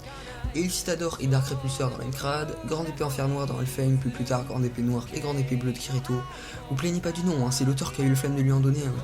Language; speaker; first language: French; native; French